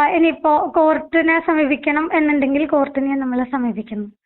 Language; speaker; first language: Malayalam; non-native, local second language; Marathi